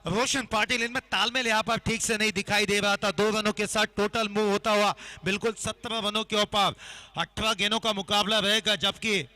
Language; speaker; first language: Hindi; non-native, local second language; Marathi